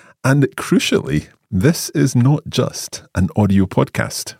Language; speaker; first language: English; native; English